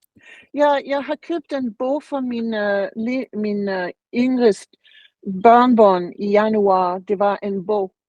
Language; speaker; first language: Danish; non-native, learner; English